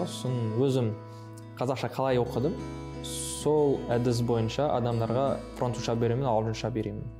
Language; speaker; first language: Kazakh; non-native, learner; French